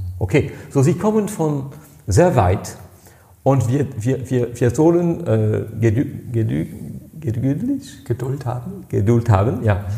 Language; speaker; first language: German; non-native, fluent; French